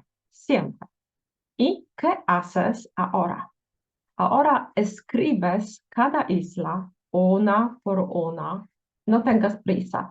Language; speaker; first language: Spanish; non-native, fluent; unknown